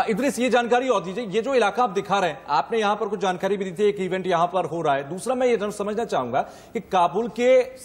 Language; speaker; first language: Hindi; native; Hindi